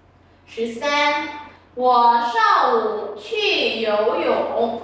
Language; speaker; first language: Chinese; non-native, fluent; Vietnamese